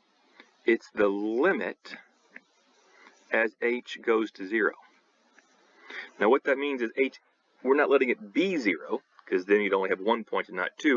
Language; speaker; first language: English; native; English